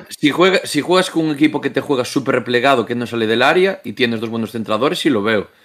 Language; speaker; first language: Spanish; native; Spanish